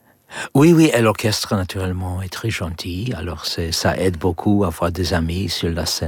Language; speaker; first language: French; non-native, learner; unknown